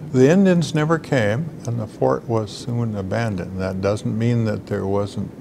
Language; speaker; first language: English; native; English